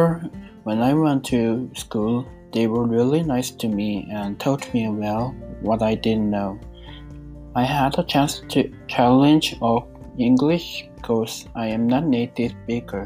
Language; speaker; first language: English; non-native, learner; Korean